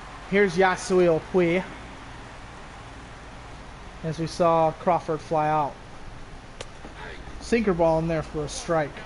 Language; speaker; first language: English; native; English